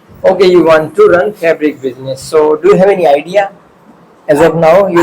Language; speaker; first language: English; non-native, fluent; Hindi